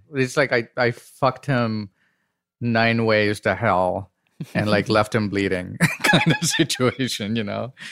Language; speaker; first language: English; non-native, local second language; Tamil